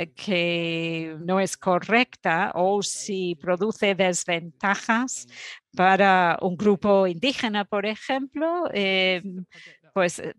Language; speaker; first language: Spanish; non-native, fluent; Dutch